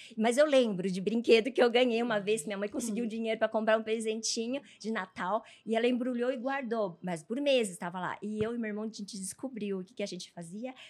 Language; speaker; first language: Portuguese; early bilingual, other home language; Chinese